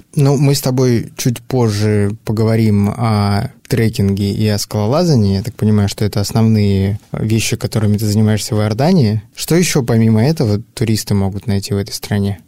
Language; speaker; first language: Russian; native; Russian